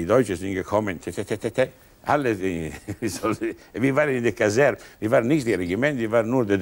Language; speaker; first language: German; non-native, learner; Italian